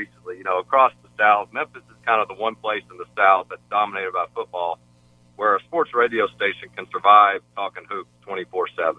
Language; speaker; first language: English; native; English